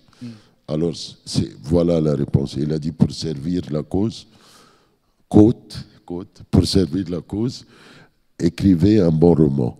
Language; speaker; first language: French; non-native, fluent; Arabic